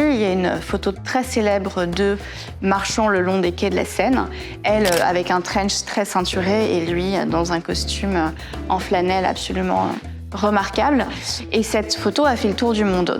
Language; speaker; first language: French; native; French